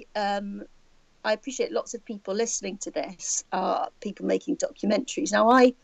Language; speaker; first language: English; native; English